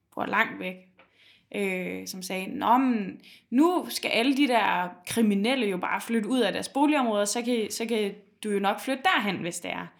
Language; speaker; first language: Danish; native; Danish